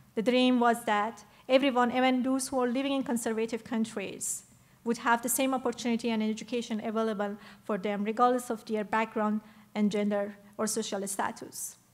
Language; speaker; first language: English; non-native, fluent; Persian